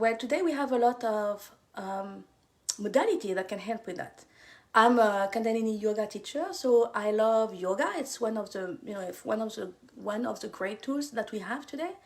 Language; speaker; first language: English; non-native, fluent; French